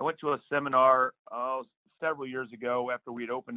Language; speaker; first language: English; native; English